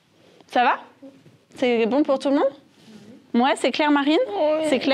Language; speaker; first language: French; native; French